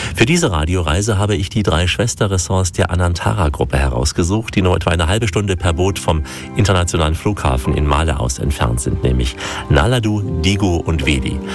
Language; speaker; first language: German; native; German